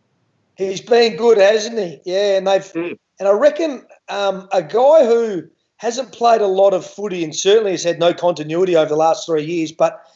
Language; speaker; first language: English; native; English